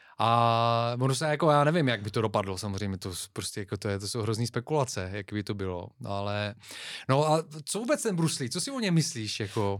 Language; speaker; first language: Czech; non-native, fluent; Bulgarian